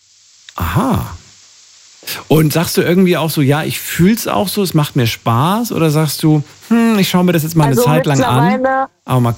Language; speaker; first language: German; native; German